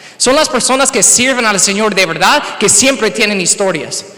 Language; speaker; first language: Spanish; non-native, fluent; English